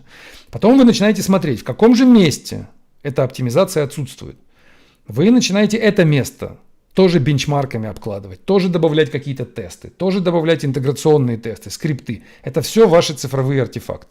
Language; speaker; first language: Russian; native; Russian